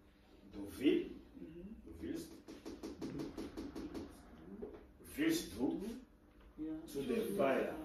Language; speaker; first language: German; non-native, learner; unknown